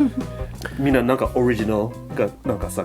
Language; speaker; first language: Japanese; non-native, learner; English